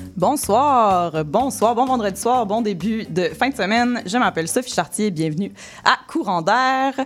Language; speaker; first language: French; native; French